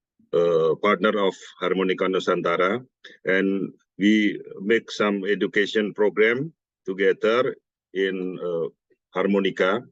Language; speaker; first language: English; non-native, learner; Indonesian